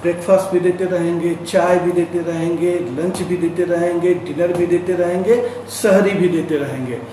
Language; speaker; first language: Hindi; non-native, local second language; Marathi